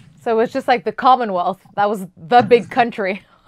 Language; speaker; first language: English; non-native, fluent; French